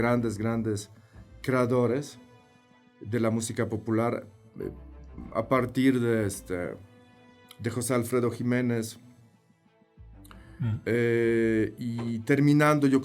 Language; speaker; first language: Spanish; non-native, fluent; Polish